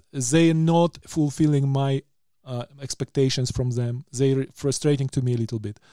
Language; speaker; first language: English; non-native, fluent; Ukrainian